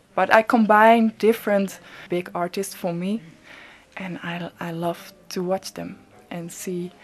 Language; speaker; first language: English; non-native, fluent; Dutch